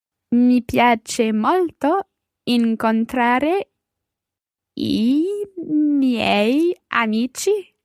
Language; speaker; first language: Italian; non-native, learner; English